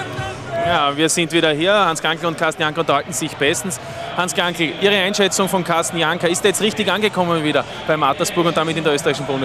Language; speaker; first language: German; native; German